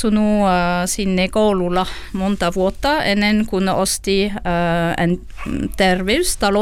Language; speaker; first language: Finnish; non-native, learner; French